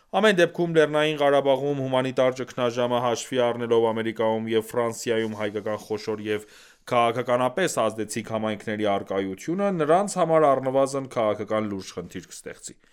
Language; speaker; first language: Armenian; early bilingual, heritage; Armenian